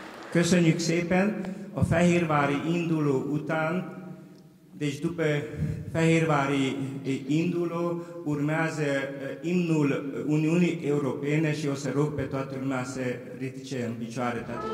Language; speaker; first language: Romanian; non-native, local second language; Hungarian